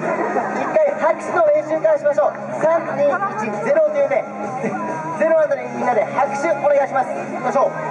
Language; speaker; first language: Japanese; native; Japanese